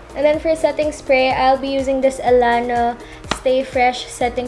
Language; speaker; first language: English; non-native, local second language; Filipino